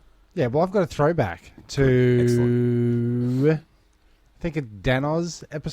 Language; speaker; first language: English; native; English